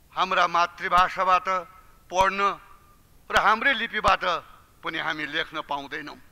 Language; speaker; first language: Nepali; non-native, local second language; Newari